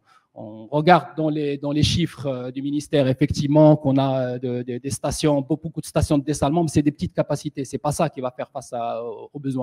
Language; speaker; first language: French; non-native, local second language; Arabic